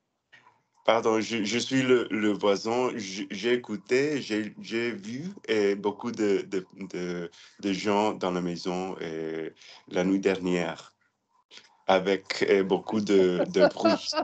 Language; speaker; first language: French; non-native, learner; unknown